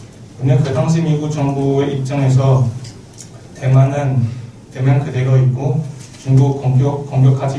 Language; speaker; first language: Korean; non-native, learner; Chinese